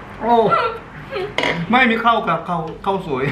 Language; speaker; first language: Thai; non-native, learner; Korean